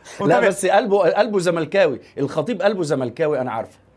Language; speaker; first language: Arabic; native; Arabic